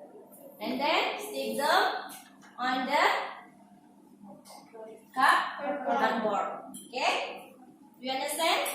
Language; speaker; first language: English; non-native, learner; Indonesian